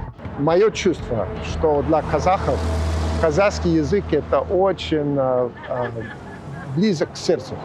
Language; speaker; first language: Russian; non-native, fluent; English